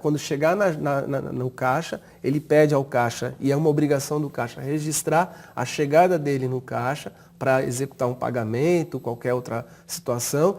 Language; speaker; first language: Portuguese; native; Portuguese